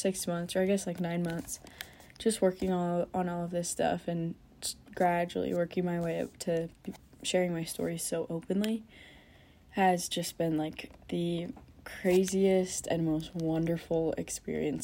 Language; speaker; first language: English; native; English